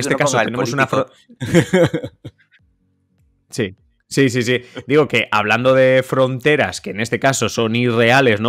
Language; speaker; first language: Spanish; native; Spanish